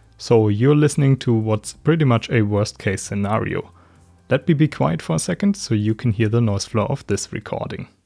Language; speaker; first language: English; non-native, fluent; German